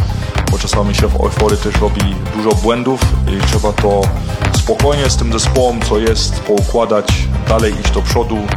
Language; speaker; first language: Polish; early bilingual, heritage; Polish